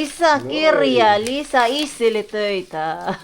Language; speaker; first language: Finnish; non-native, learner; Filipino